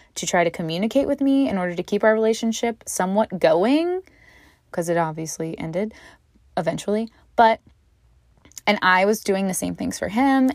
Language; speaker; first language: English; native; English